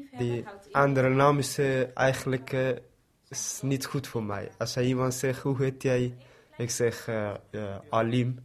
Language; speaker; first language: Dutch; non-native, learner; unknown